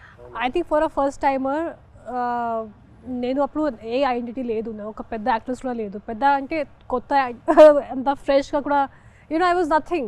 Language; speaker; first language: Telugu; non-native, fluent; Hindi